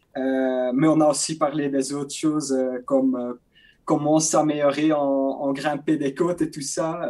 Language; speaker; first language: French; non-native, local second language; Dutch